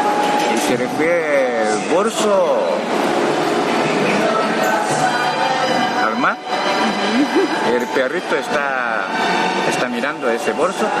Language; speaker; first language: Spanish; non-native, fluent; Japanese